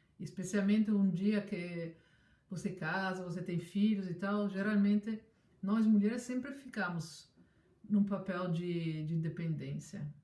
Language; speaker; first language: Portuguese; non-native, fluent; Italian